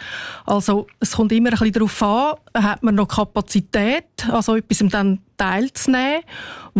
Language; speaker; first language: German; native; German